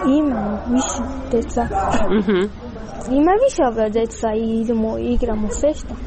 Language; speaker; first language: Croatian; non-native, learner; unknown